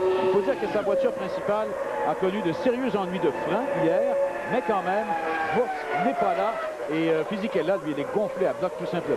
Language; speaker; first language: French; native; French